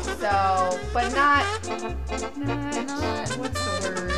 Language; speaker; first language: English; native; English